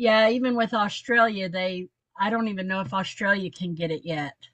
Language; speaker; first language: English; native; English